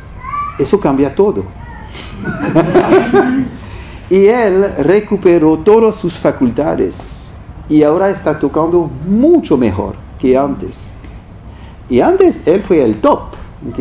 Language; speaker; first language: Spanish; non-native, fluent; French